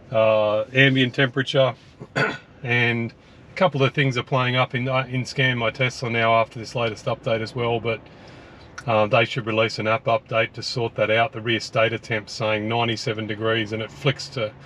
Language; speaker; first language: English; native; English